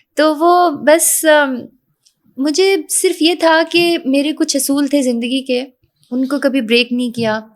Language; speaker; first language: Urdu; native; Urdu